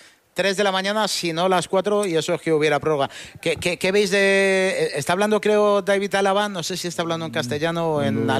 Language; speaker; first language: Spanish; native; Spanish